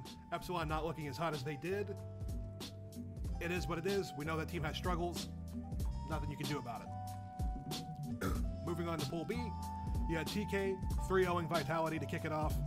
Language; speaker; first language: English; native; English